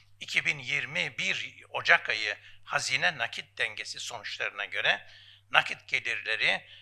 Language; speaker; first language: Turkish; native; Turkish